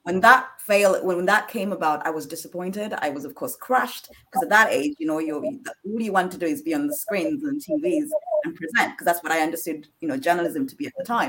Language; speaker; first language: English; non-native, local second language; Ganda